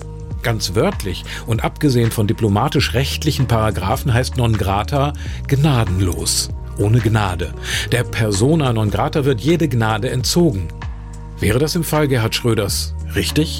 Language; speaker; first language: German; native; German